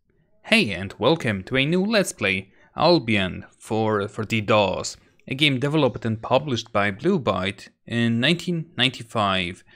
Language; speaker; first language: English; non-native, fluent; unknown